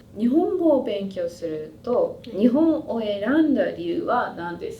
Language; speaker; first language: Japanese; non-native, learner; English